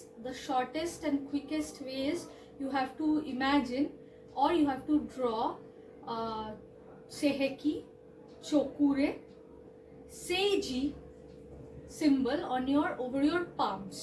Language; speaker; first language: English; non-native, local second language; Bangla